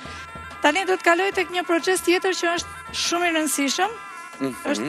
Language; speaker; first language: Albanian; native; Albanian